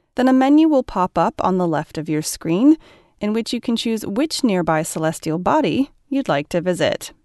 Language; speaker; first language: English; native; English